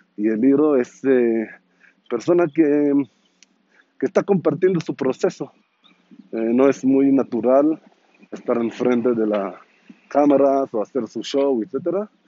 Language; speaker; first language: Spanish; non-native, learner; Hebrew